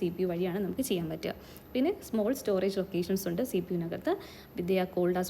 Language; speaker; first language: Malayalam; native; Malayalam